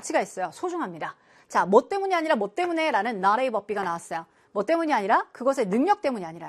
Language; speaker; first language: Korean; native; Korean